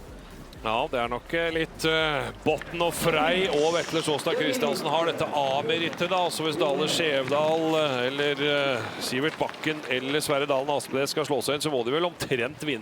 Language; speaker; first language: Norwegian; native; Norwegian